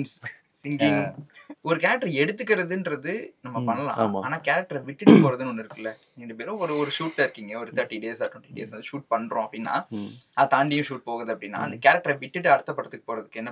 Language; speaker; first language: Tamil; native; Tamil